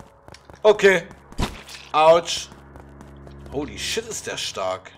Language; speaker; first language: German; native; German